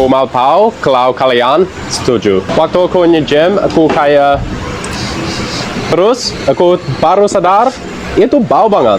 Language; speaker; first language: Indonesian; non-native, fluent; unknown